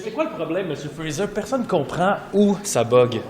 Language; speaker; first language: French; native; French